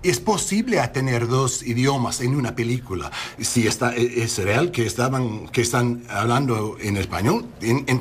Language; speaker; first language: Spanish; non-native, learner; English